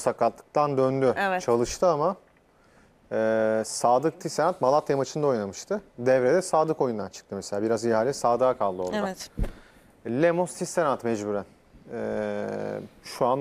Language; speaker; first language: Turkish; native; Turkish